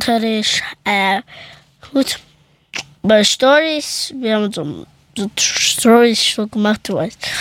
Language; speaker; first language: German; early bilingual, other home language; Persian